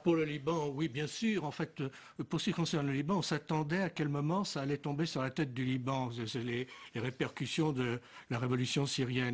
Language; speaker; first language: French; native; French